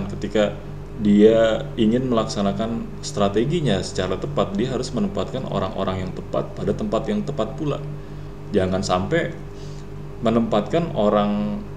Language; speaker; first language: Indonesian; native; Indonesian